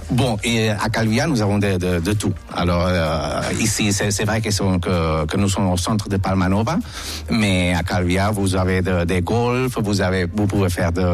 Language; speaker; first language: French; non-native, learner; Spanish